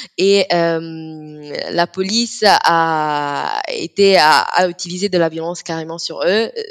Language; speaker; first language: French; non-native, fluent; Italian